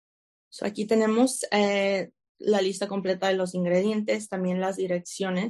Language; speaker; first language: Spanish; early bilingual, heritage; Spanish